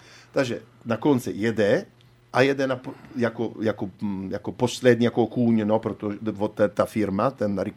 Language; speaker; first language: Czech; non-native, learner; Italian